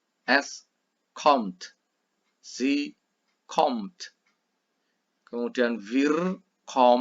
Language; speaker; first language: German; non-native, fluent; Indonesian